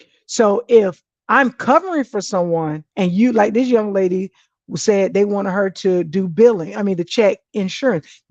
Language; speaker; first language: English; native; English